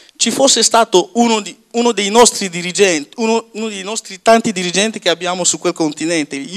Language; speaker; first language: Italian; non-native, fluent; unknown